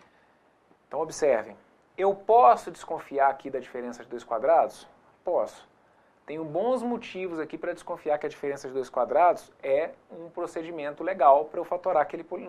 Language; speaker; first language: Portuguese; native; Portuguese